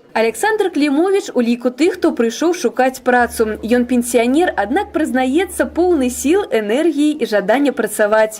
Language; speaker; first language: Belarusian; native; Belarusian